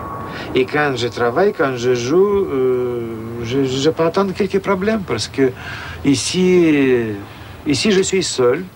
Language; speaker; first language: French; non-native, learner; Russian